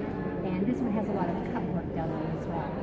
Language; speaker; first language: English; native; English